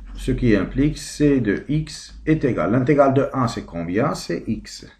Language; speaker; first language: French; non-native, local second language; Arabic